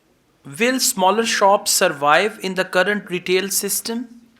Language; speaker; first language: English; non-native, fluent; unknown